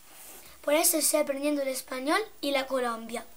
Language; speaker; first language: Spanish; non-native, learner; Italian